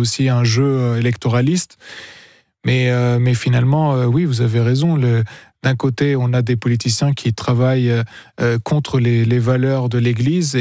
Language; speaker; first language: French; non-native, local second language; Arabic